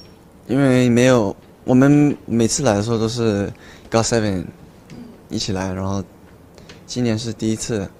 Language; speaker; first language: Chinese; early bilingual, heritage; Chinese